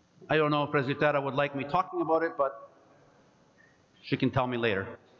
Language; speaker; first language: English; early bilingual, other home language; Greek